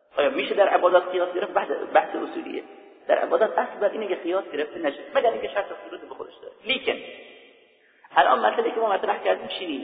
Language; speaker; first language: Persian; native; Persian